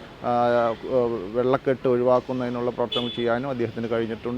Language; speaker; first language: Malayalam; native; Malayalam